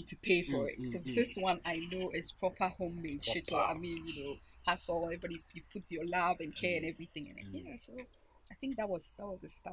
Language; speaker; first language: English; non-native, local second language; Ga